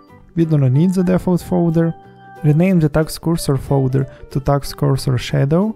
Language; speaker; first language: English; non-native, fluent; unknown